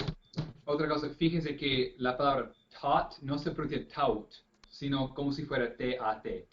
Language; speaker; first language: Spanish; non-native, fluent; English